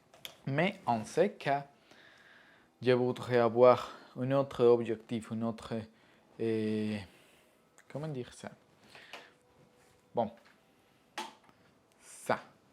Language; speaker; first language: French; non-native, learner; Spanish